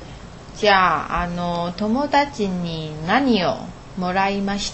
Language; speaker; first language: Japanese; non-native, learner; Chinese